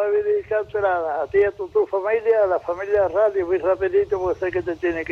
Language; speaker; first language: Spanish; native; Spanish